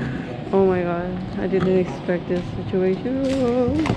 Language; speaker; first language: English; non-native, learner; Korean